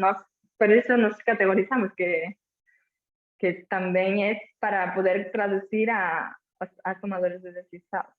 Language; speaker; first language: Portuguese; non-native, fluent; Catalan